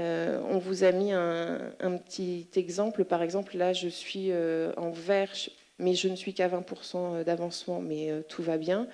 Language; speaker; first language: French; native; French